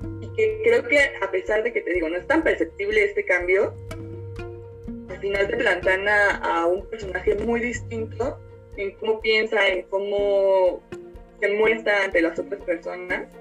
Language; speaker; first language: Spanish; native; Spanish